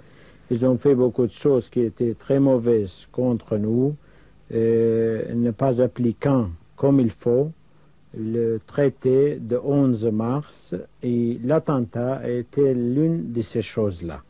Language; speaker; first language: French; non-native, fluent; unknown